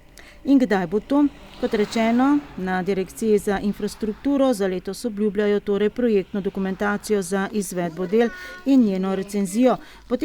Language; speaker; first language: Slovenian; native; Slovenian